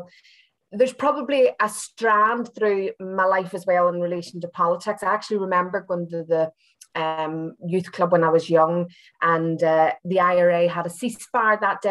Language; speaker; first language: English; native; English